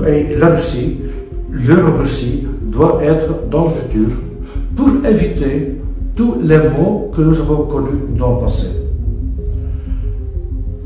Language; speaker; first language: French; non-native, local second language; Dutch